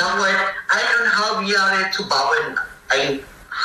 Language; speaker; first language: German; non-native, learner; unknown